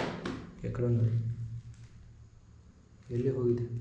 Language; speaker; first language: Kannada; non-native, local second language; Telugu